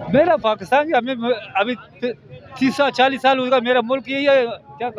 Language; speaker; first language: Hindi; non-native, learner; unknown